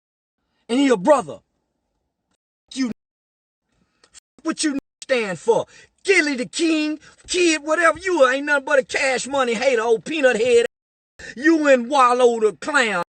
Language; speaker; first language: English; native; English